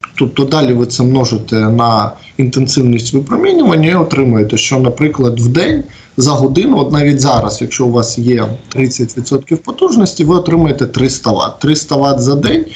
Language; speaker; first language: Ukrainian; native; Ukrainian